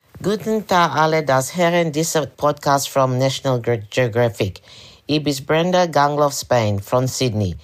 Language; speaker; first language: German; early bilingual, heritage; German